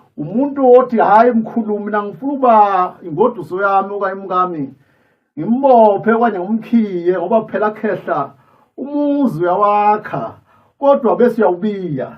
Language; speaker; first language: Zulu; native; Zulu